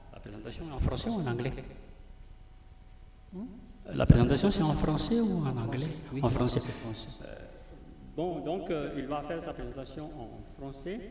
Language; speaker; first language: French; non-native, local second language; Malagasy